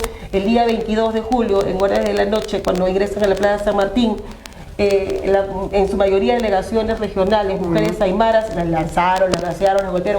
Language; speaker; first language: Spanish; native; Spanish